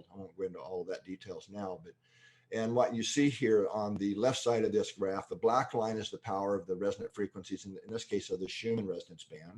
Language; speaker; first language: English; native; English